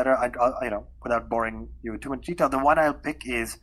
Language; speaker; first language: English; non-native, local second language; Hindi